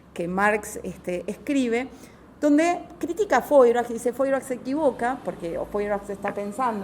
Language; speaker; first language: Spanish; native; Spanish